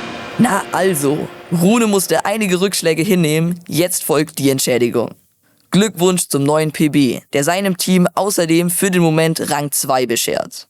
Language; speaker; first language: German; native; German